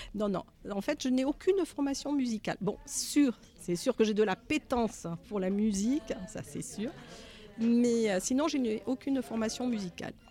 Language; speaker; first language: French; native; French